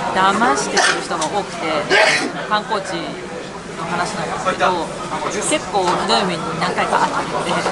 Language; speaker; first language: Japanese; native; Japanese